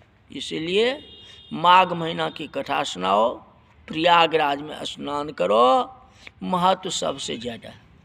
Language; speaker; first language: Hindi; native; Hindi